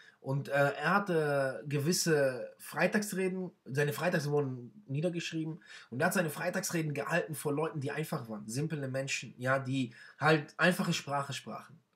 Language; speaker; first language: German; non-native, fluent; Arabic